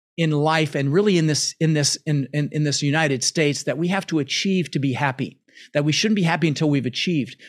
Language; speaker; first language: English; early bilingual, other home language; Dutch